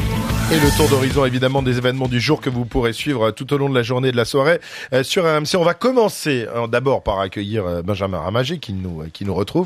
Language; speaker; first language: French; native; French